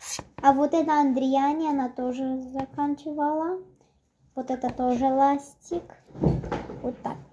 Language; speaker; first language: Russian; early bilingual, heritage; Russian